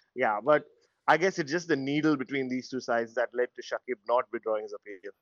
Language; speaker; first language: English; non-native, local second language; Tamil